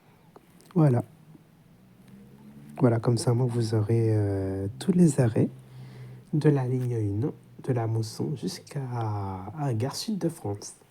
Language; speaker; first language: French; native; French